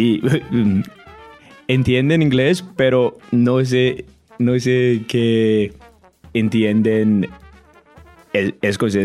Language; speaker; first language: Spanish; non-native, learner; English